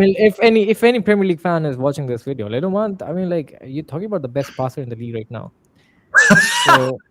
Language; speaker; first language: English; non-native, fluent; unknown